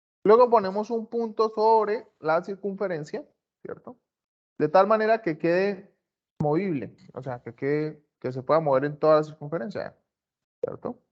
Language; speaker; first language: Spanish; native; Spanish